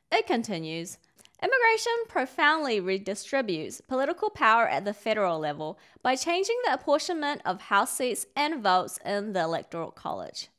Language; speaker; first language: English; native; English